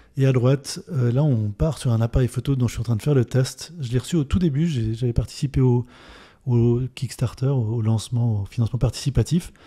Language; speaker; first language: French; native; French